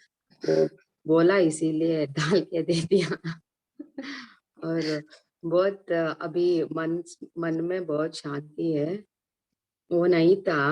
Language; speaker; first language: Hindi; non-native, local second language; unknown